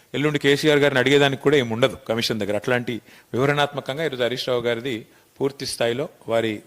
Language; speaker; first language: Telugu; native; Telugu